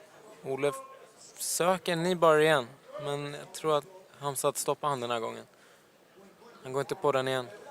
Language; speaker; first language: Swedish; native; Swedish